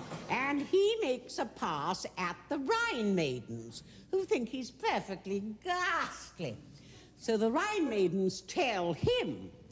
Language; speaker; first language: English; native; English